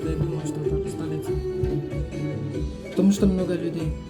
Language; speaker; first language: Russian; non-native, learner; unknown